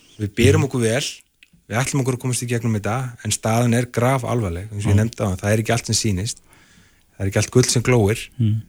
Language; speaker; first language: Icelandic; native; Icelandic